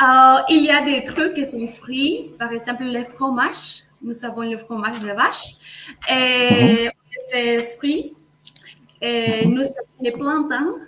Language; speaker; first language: French; non-native, fluent; Spanish